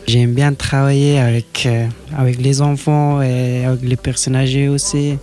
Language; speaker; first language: French; non-native, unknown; Persian